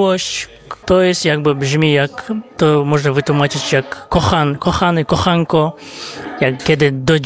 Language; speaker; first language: Polish; non-native, fluent; Kazakh